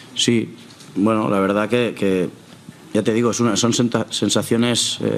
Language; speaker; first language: Spanish; non-native, local second language; Catalan